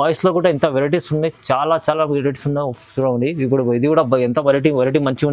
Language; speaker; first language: Telugu; native; Telugu